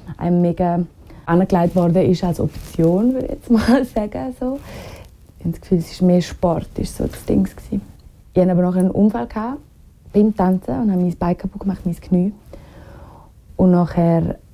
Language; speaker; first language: German; native; German